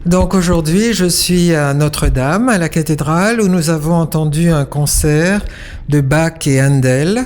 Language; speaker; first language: French; native; French